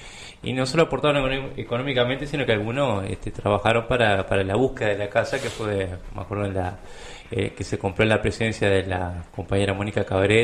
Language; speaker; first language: Spanish; native; Spanish